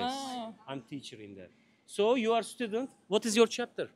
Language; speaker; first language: English; non-native, learner; Turkish